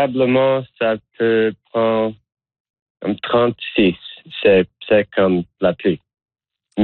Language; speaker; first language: French; non-native, learner; English